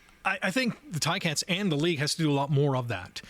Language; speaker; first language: English; native; English